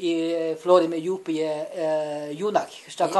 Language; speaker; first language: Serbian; non-native, learner; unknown